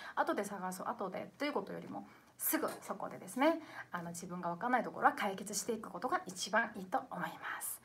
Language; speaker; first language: Japanese; non-native, fluent; Korean